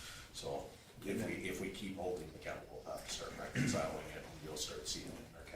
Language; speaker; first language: English; native; English